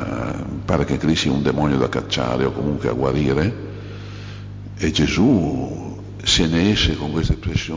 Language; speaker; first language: Italian; native; Italian